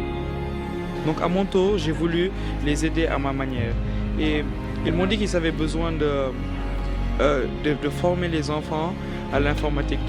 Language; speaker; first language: French; non-native, local second language; Wolof